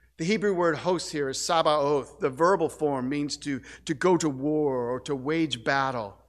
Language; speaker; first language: English; native; English